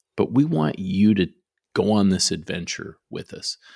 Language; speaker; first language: English; native; English